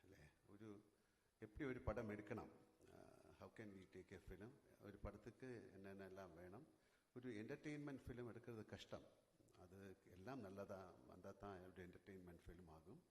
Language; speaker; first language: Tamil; non-native, learner; Malayalam